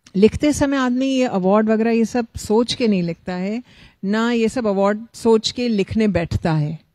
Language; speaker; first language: Hindi; native; Hindi